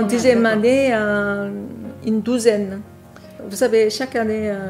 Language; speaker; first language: French; non-native, fluent; Korean